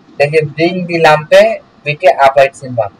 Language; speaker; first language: German; non-native, learner; Bangla